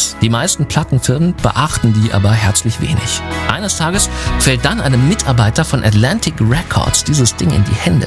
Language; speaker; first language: German; native; German